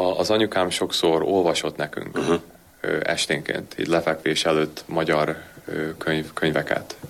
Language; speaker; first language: Hungarian; early bilingual, heritage; Hungarian